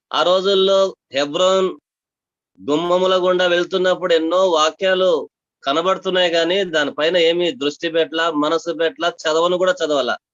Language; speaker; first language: Telugu; non-native, local second language; Tamil